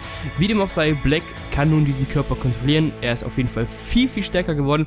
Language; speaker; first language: German; native; German